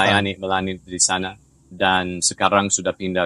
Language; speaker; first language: Indonesian; non-native, fluent; English